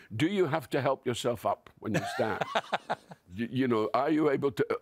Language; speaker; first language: English; native; English